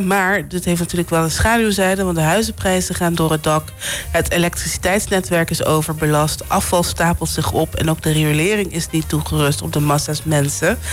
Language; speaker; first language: Dutch; non-native, local second language; Papiamento